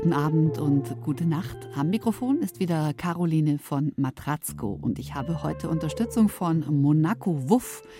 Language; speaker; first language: German; native; German